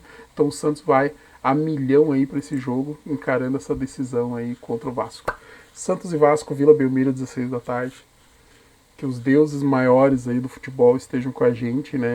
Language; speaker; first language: Portuguese; native; Portuguese